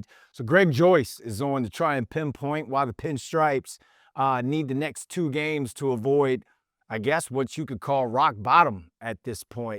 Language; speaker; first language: English; native; English